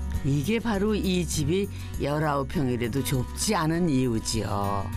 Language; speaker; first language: Korean; native; Korean